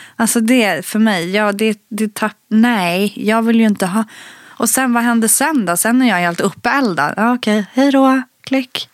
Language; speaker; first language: Swedish; early bilingual, other home language; Spanish